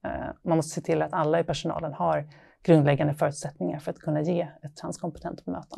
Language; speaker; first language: Swedish; native; Swedish